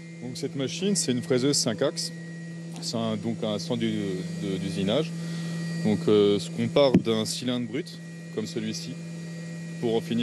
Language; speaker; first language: French; native; French